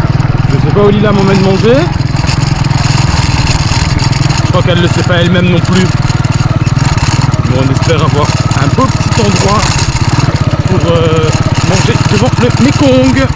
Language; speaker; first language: French; native; French